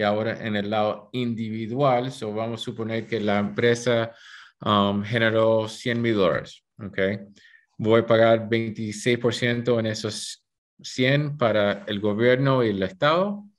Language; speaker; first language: Spanish; early bilingual, heritage; Spanish